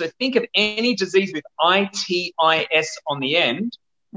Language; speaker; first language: English; native; English